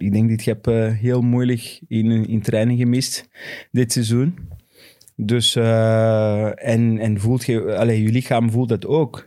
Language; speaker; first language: Dutch; non-native, fluent; Portuguese